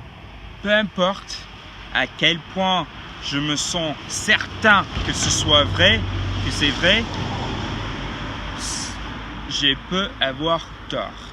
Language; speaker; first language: French; non-native, fluent; English